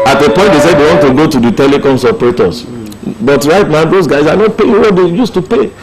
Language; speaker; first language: English; non-native, local second language; Yoruba